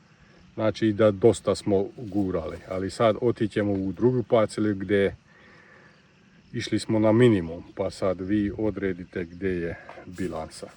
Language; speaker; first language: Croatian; non-native, local second language; Hungarian